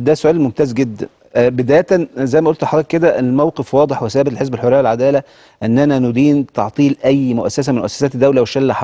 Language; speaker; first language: Arabic; native; Arabic